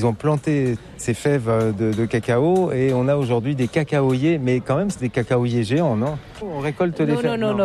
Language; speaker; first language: French; native; French